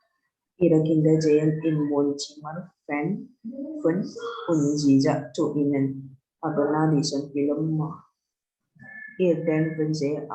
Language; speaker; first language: German; non-native, learner; Indonesian